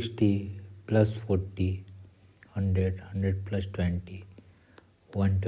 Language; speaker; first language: Hindi; native; Hindi